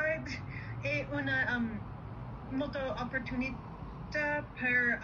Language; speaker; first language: Italian; non-native, learner; English